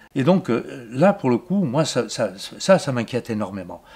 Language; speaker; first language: French; native; French